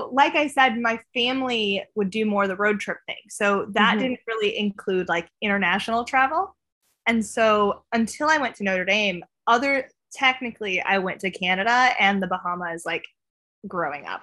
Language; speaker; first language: English; native; English